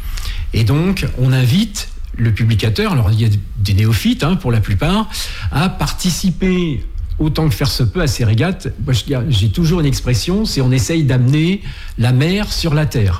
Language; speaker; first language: French; native; French